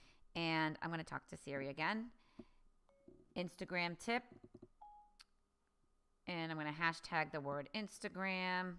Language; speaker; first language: English; native; English